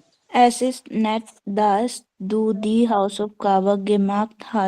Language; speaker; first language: German; non-native, learner; Hindi